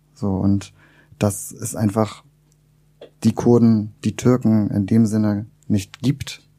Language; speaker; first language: German; early bilingual, other home language; Turkish